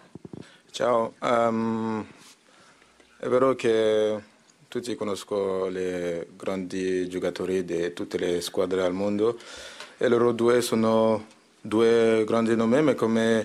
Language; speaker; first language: Italian; non-native, fluent; French